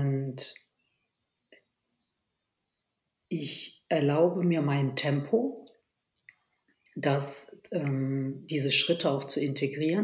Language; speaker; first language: German; early bilingual, other home language; Turkish